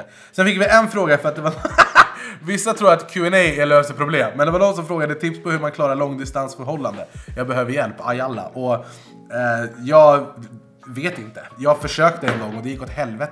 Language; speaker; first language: Swedish; native; Swedish